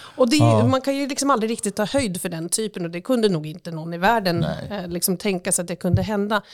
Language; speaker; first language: Swedish; native; Swedish